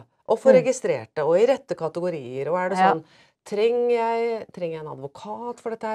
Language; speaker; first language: Norwegian; native; Norwegian